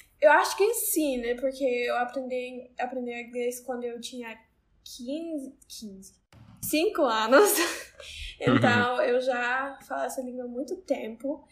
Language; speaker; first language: Portuguese; non-native, learner; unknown